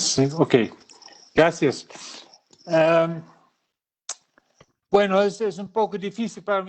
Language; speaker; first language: Spanish; non-native, learner; Dutch